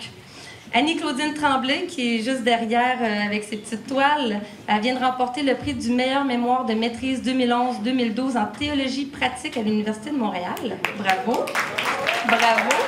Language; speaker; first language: French; native; French